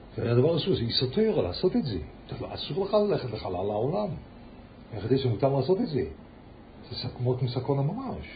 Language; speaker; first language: Hebrew; early bilingual, heritage; Yiddish